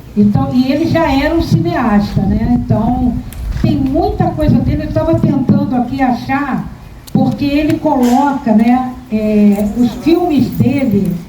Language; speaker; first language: Portuguese; native; Portuguese